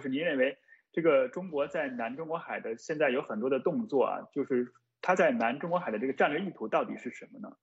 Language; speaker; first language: Chinese; native; Chinese